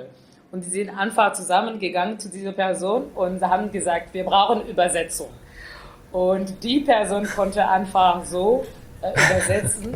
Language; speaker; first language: German; non-native, fluent; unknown